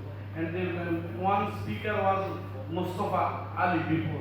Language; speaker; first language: English; non-native, learner; Bangla